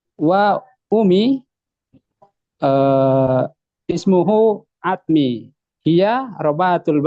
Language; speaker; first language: Arabic; non-native, learner; Indonesian